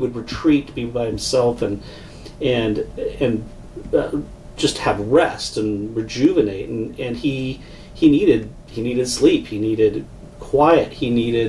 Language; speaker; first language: English; native; English